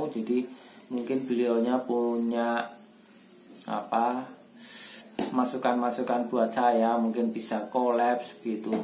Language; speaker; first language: Indonesian; non-native, local second language; Javanese